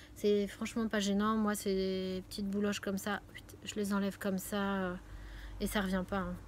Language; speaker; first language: French; native; French